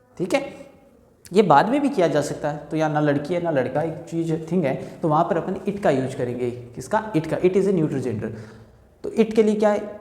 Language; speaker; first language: Hindi; native; Hindi